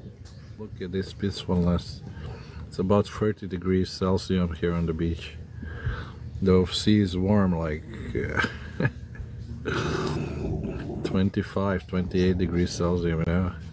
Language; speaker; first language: English; non-native, fluent; Slovenian